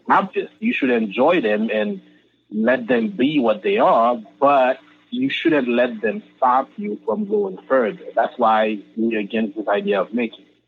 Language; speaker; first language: English; non-native, fluent; Haitian Creole